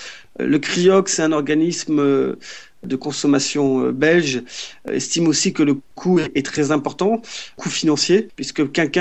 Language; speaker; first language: French; native; French